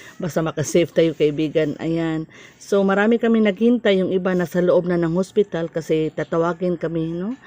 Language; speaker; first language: Filipino; non-native, local second language; Cebuano